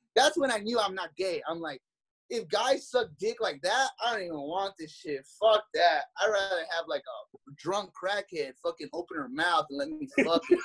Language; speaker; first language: English; native; English